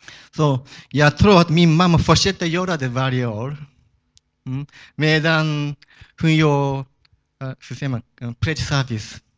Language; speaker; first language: Swedish; non-native, fluent; Japanese